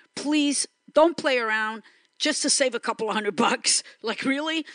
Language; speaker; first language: English; early bilingual, other home language; Greek